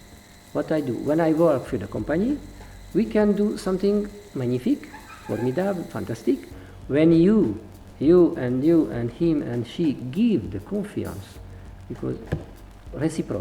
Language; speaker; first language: English; non-native, learner; Hungarian